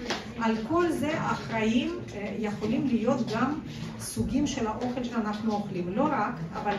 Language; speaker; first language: Hebrew; non-native, fluent; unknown